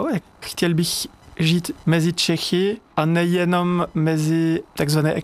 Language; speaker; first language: Czech; non-native, fluent; French